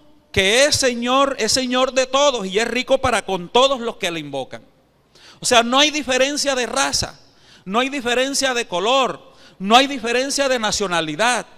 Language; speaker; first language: Spanish; native; Spanish